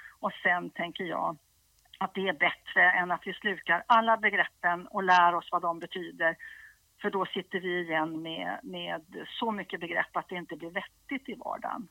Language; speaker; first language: Swedish; native; Swedish